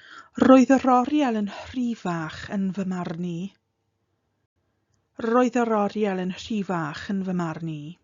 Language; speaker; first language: Welsh; non-native, fluent; English